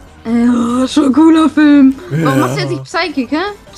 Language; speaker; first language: German; native; German